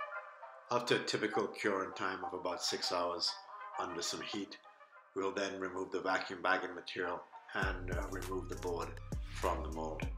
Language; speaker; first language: English; native; English